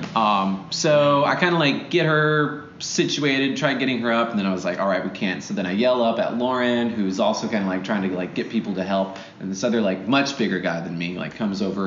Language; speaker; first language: English; native; English